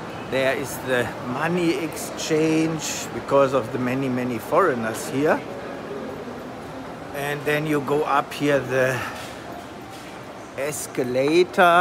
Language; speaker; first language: English; non-native, fluent; German